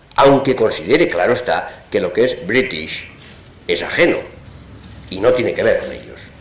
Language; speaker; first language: Spanish; native; Spanish